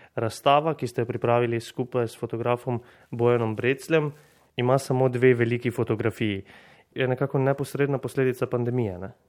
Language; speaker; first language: Slovenian; native; Slovenian